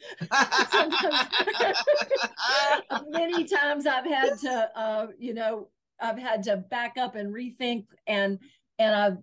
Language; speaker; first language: English; native; English